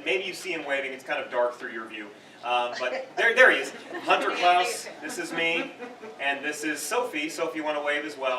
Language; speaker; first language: English; native; English